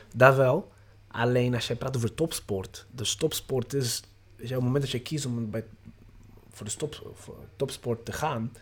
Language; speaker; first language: Dutch; non-native, fluent; Portuguese